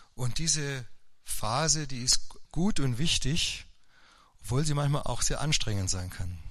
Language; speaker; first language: German; native; German